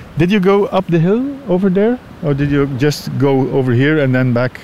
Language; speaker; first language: English; non-native, fluent; Dutch